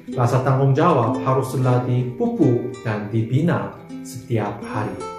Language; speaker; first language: Indonesian; non-native, fluent; Korean